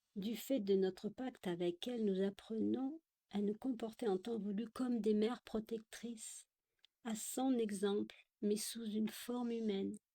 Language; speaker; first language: French; native; French